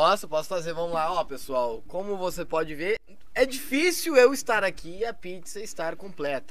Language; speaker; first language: Portuguese; native; Portuguese